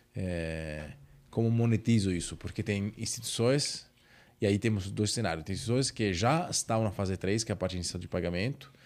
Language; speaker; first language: Portuguese; non-native, fluent; Italian